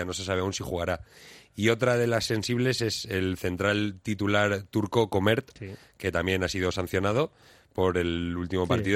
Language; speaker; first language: Spanish; native; Spanish